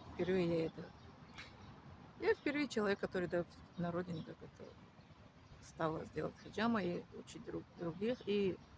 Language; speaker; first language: Russian; non-native, learner; Tajik